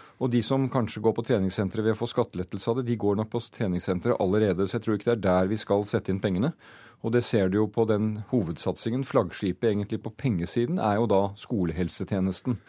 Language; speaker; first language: Norwegian; native; Norwegian